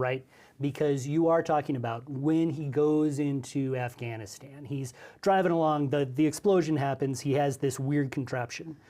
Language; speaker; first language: English; native; English